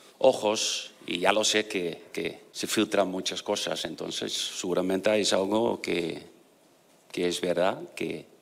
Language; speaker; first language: Spanish; non-native, fluent; Dutch